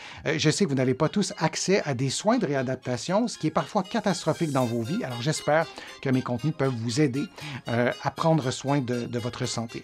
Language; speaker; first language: French; native; French